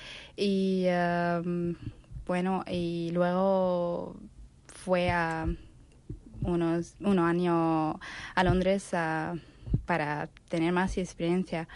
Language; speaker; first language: Spanish; non-native, learner; Arabic